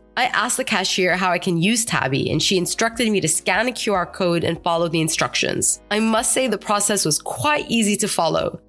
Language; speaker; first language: English; non-native, fluent; Arabic